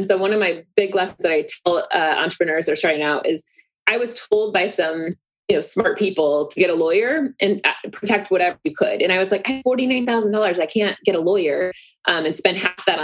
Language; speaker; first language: English; native; English